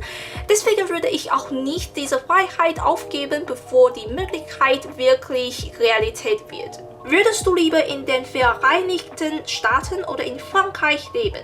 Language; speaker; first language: German; non-native, learner; Chinese